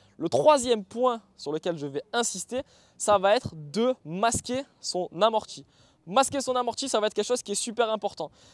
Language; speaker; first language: French; native; French